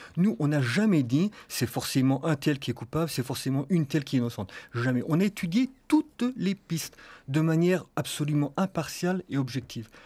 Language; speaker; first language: French; native; French